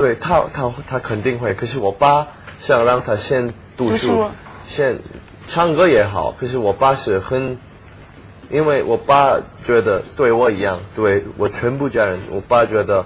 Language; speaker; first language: Chinese; non-native, learner; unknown